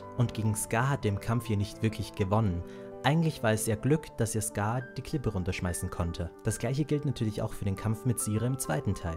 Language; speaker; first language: German; native; German